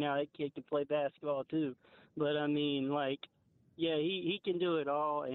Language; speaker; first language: English; native; English